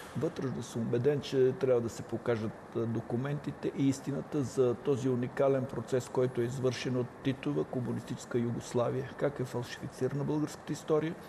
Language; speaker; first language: Bulgarian; native; Bulgarian